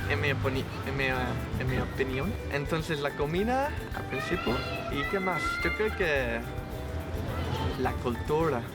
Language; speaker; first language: Spanish; non-native, learner; English